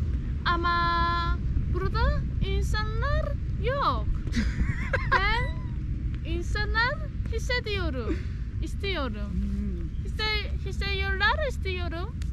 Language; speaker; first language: Turkish; non-native, learner; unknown